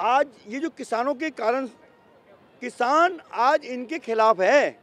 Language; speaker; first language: Hindi; native; Hindi